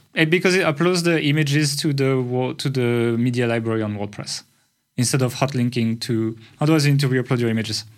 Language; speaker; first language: English; non-native, fluent; French